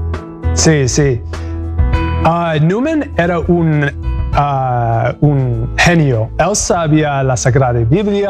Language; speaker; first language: Spanish; non-native, learner; English